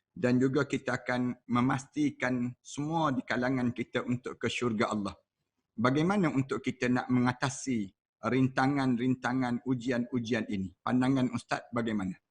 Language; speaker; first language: Malay; native; Malay